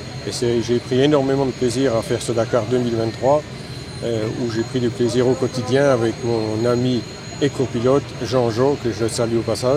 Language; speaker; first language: French; native; French